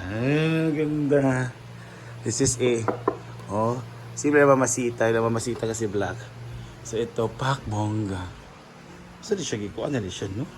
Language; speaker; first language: Filipino; non-native, local second language; Cebuano